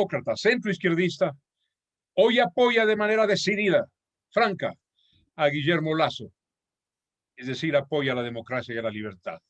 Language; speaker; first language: Spanish; native; Spanish